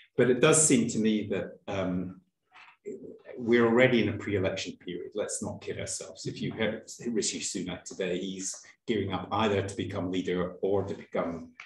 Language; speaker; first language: English; native; English